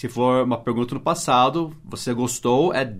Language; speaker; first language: Portuguese; non-native, fluent; English